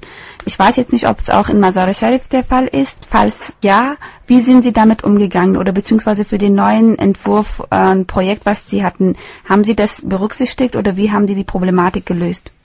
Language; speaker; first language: German; native; German